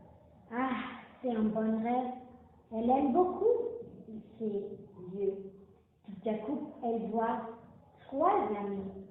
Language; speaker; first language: French; non-native, learner; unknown